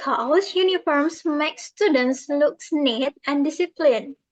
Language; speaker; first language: English; non-native, learner; Indonesian